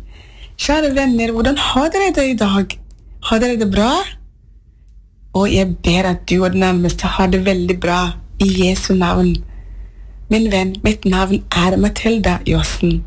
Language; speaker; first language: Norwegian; non-native, fluent; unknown